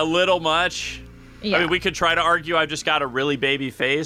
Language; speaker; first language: English; native; English